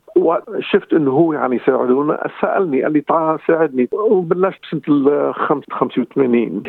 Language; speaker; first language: Arabic; early bilingual, heritage; Arabic